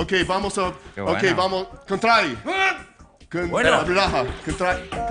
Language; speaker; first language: Spanish; non-native, fluent; English